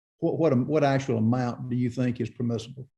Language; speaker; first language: English; native; English